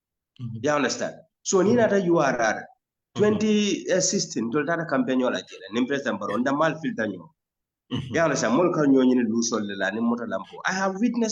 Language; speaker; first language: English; non-native, local second language; Mandingo